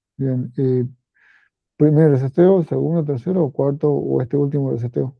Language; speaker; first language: Spanish; native; Spanish